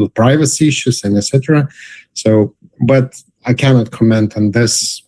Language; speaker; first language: English; non-native, fluent; Lithuanian